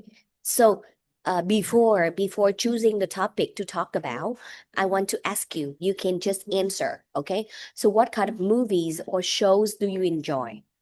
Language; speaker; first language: English; non-native, fluent; Vietnamese